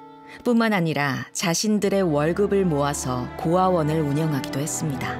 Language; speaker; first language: Korean; native; Korean